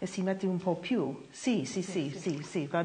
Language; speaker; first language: Italian; non-native, learner; English